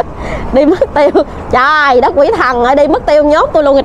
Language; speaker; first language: Vietnamese; native; Vietnamese